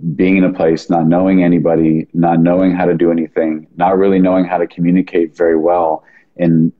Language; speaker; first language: English; native; English